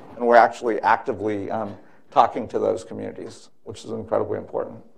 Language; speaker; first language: English; native; English